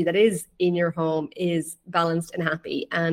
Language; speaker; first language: English; native; English